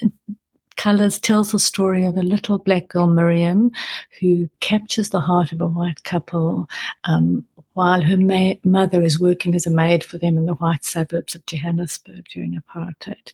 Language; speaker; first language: English; native; English